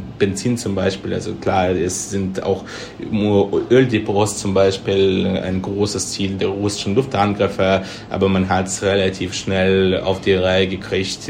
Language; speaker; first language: German; non-native, fluent; Russian